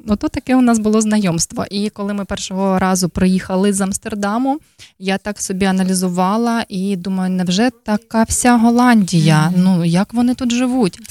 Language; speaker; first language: Ukrainian; native; Ukrainian